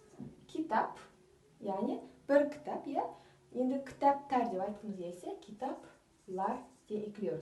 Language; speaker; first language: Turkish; non-native, fluent; Kazakh